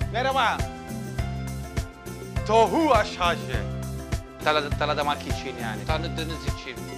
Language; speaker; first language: Turkish; non-native, fluent; Italian